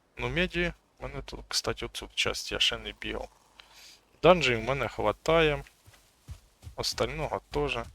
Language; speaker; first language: Ukrainian; non-native, local second language; Russian